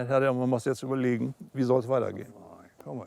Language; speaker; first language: German; native; German